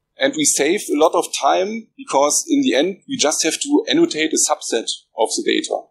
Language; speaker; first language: English; non-native, fluent; German